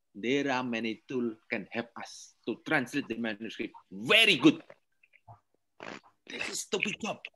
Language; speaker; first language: English; non-native, learner; Indonesian